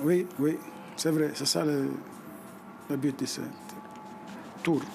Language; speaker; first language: French; non-native, fluent; Arabic